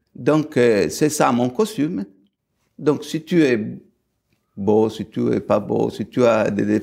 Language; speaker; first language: French; non-native, fluent; Italian